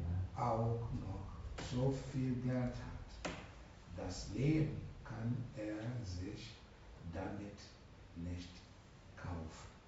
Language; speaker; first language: German; non-native, learner; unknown